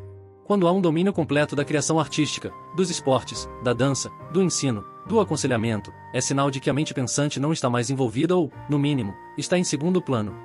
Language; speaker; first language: Portuguese; native; Portuguese